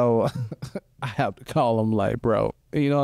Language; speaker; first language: English; native; English